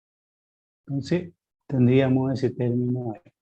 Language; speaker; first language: Spanish; native; Spanish